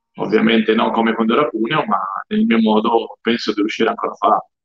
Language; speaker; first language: Italian; native; Italian